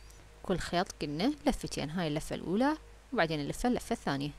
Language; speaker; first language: Arabic; native; Arabic